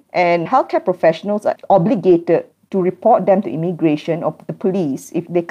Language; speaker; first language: English; non-native, local second language; Tamil